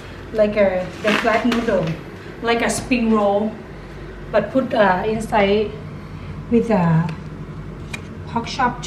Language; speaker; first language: English; non-native, fluent; Thai